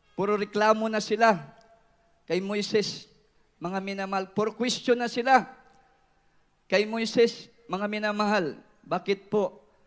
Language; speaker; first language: Filipino; non-native, local second language; Cebuano